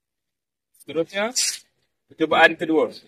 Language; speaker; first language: Malay; native; Malay